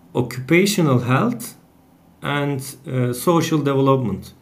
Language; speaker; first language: English; non-native, fluent; Turkish